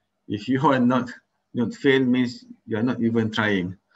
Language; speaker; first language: English; non-native, local second language; Malay